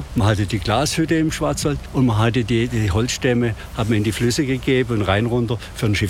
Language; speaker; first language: German; native; German